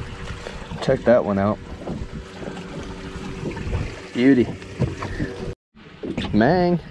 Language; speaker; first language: English; native; English